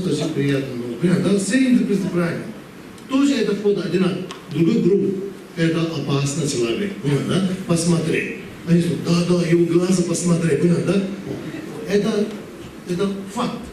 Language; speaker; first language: Russian; non-native, learner; Tibetan